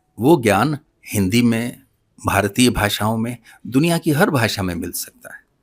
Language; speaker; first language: Hindi; non-native, local second language; Punjabi